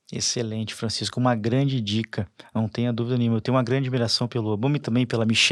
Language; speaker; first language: Portuguese; native; Portuguese